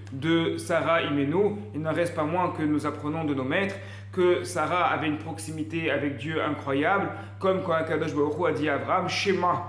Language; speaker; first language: French; native; French